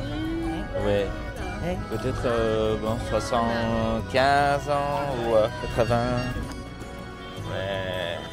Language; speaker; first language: French; non-native, fluent; Vietnamese